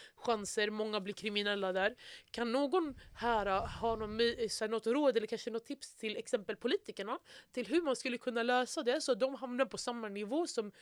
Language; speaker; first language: Swedish; early bilingual, other home language; Arabic